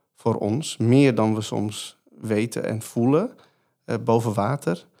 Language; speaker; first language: Dutch; non-native, fluent; Persian